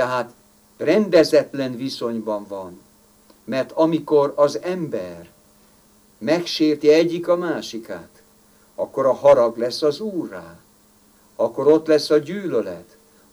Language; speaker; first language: Hungarian; native; Hungarian